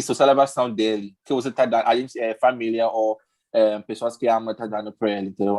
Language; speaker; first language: Portuguese; non-native, learner; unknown